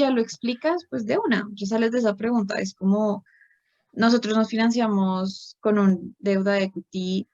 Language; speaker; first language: Spanish; native; Spanish